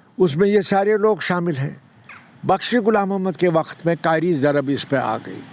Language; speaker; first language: Urdu; non-native, local second language; Kashmiri